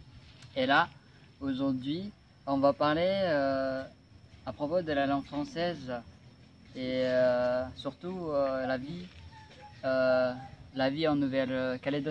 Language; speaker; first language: French; non-native, learner; Indonesian